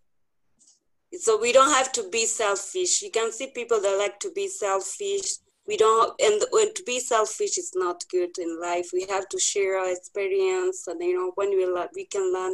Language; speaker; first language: English; non-native, local second language; Kinyarwanda